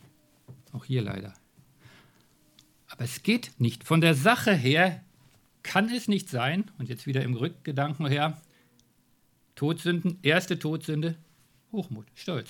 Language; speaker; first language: German; native; German